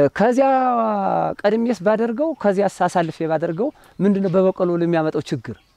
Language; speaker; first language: Amharic; native; Amharic